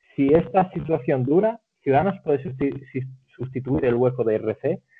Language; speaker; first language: Spanish; early bilingual, other home language; Catalan